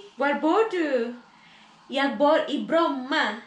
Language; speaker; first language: Indonesian; native; Indonesian